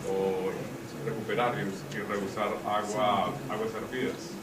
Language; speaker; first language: Spanish; native; Spanish